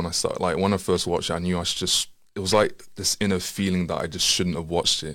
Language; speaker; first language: English; native; English